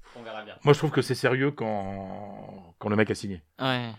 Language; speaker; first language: French; native; French